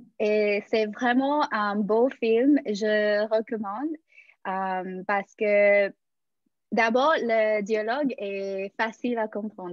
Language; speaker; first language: French; non-native, fluent; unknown